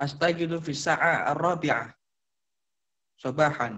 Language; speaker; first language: Arabic; non-native, learner; Indonesian